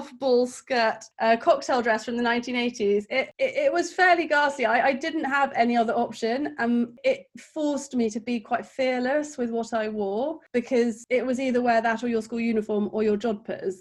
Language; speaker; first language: English; native; English